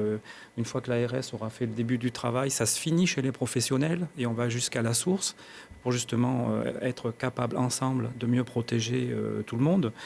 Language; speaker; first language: French; native; French